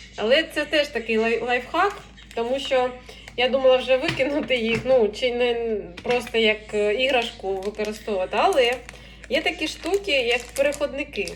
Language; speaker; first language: Ukrainian; non-native, local second language; Russian